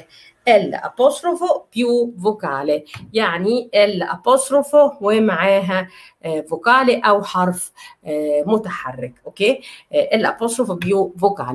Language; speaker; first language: Arabic; native; Arabic